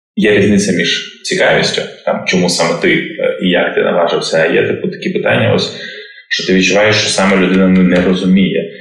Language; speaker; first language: Ukrainian; non-native, local second language; Russian